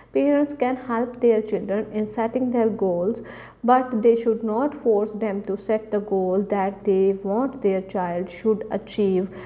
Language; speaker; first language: English; non-native, local second language; Punjabi